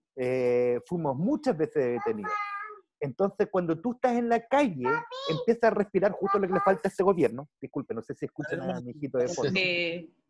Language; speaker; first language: Spanish; early bilingual, heritage; Spanish